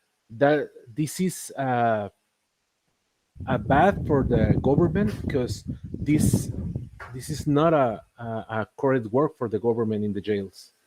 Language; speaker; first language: English; non-native, learner; Spanish